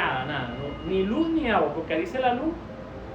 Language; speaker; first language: Spanish; native; Spanish